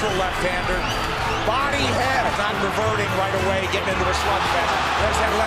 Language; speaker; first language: English; native; English